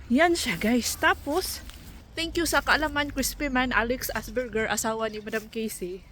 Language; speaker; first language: Filipino; non-native, local second language; Cebuano